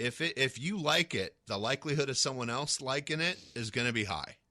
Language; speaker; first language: English; native; English